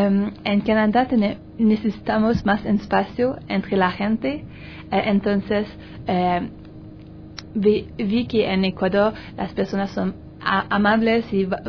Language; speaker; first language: Spanish; non-native, learner; French